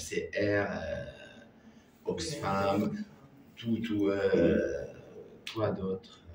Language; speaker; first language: French; non-native, learner; Arabic